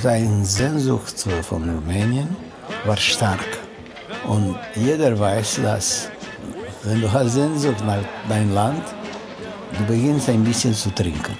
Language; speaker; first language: German; non-native, learner; Romanian